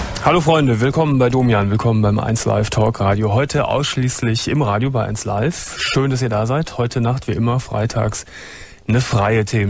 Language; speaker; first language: German; native; German